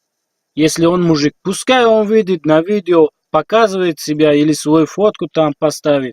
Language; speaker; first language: Russian; non-native, learner; Tajik